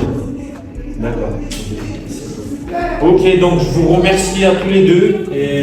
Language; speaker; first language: French; native; French